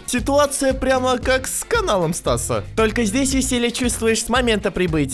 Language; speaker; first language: Russian; native; Russian